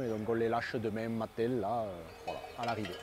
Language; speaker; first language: French; native; French